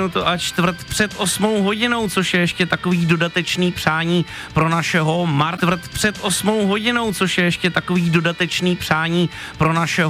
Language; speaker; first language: Czech; native; Czech